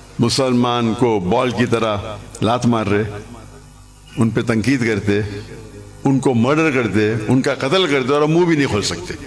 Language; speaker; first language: Urdu; non-native, local second language; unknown